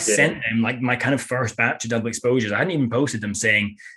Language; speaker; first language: English; native; English